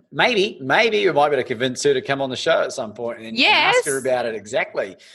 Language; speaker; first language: English; native; English